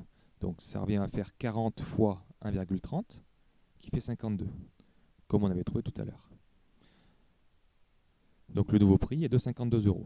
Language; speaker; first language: French; native; French